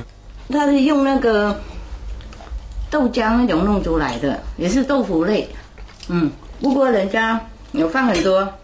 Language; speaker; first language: Chinese; non-native, fluent; Vietnamese